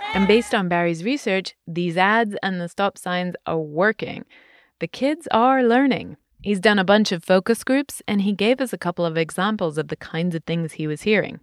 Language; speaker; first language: English; native; English